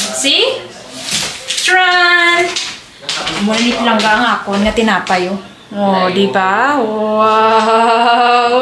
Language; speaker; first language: Filipino; non-native, local second language; Hiligaynon